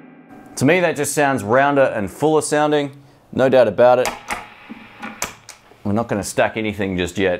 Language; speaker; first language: English; native; English